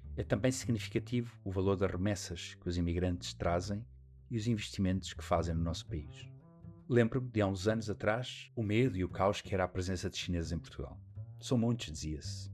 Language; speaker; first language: Portuguese; native; Portuguese